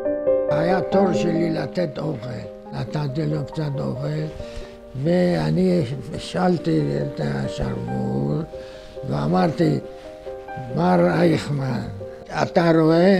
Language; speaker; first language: Hebrew; non-native, fluent; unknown